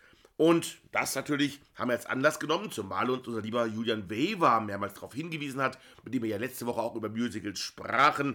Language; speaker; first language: German; native; German